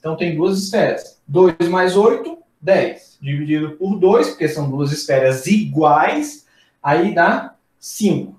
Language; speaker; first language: Portuguese; native; Portuguese